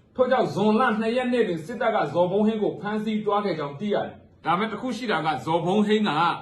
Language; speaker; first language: Burmese; native; Burmese